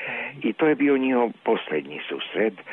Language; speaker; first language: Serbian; non-native, local second language; Hungarian